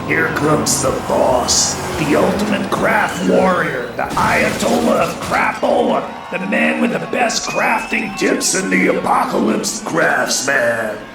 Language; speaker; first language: English; native; English